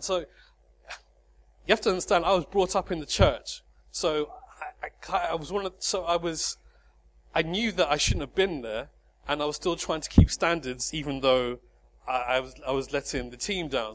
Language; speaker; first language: English; native; English